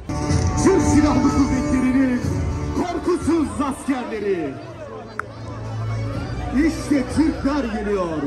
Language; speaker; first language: Turkish; native; Turkish